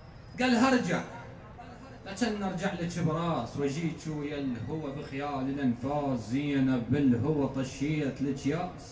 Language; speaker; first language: Arabic; native; Arabic